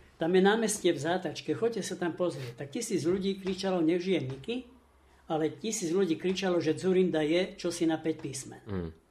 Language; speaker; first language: Slovak; native; Slovak